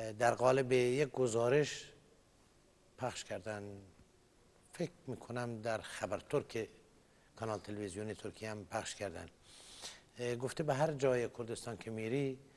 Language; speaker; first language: Persian; non-native, local second language; Kurdish